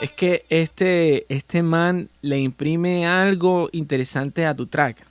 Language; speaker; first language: Spanish; native; Spanish